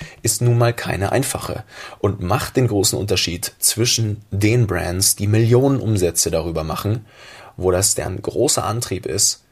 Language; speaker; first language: German; native; German